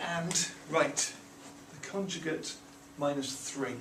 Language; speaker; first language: English; native; English